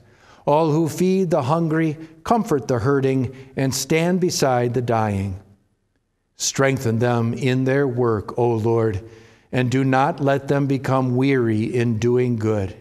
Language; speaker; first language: English; native; English